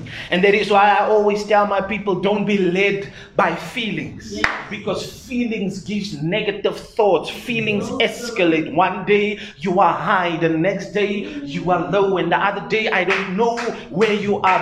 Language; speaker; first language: English; non-native, local second language; Afrikaans